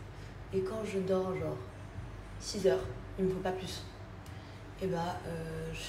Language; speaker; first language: French; native; French